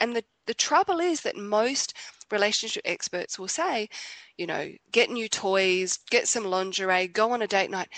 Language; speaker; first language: English; native; English